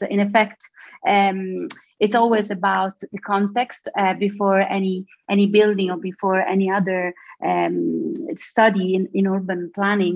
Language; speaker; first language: English; non-native, fluent; Italian